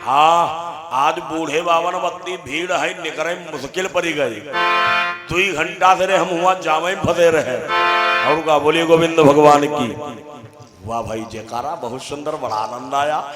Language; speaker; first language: Hindi; native; Hindi